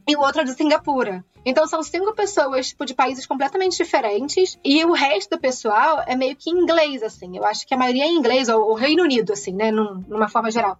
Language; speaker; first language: Portuguese; native; Portuguese